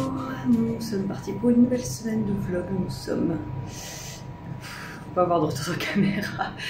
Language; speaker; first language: French; native; French